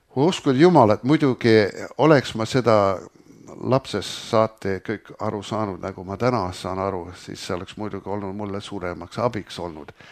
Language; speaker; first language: Estonian; early bilingual, heritage; Estonian